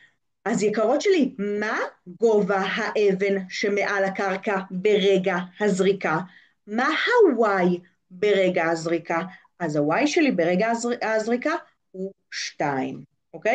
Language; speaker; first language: Hebrew; native; Hebrew